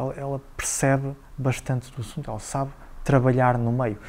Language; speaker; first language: Portuguese; native; Portuguese